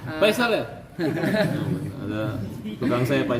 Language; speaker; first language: Indonesian; native; Indonesian